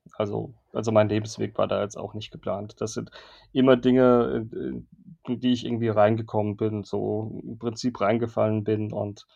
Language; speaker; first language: German; native; German